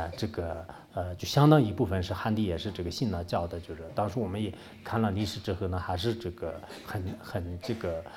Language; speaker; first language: Chinese; non-native, local second language; Tibetan